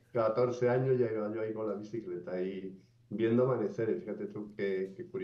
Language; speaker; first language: Spanish; native; Spanish